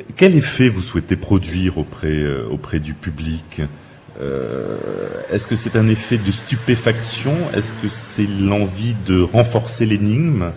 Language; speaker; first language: French; native; French